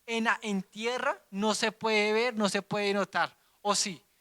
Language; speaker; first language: Spanish; native; Spanish